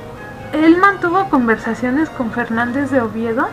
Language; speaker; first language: Spanish; native; Spanish